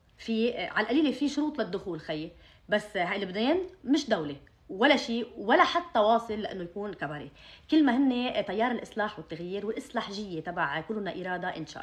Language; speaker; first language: Arabic; native; Arabic